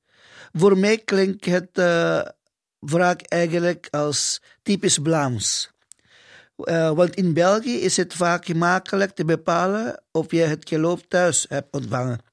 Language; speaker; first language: Dutch; non-native, fluent; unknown